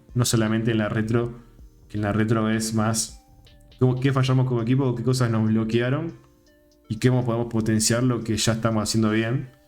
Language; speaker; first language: Spanish; native; Spanish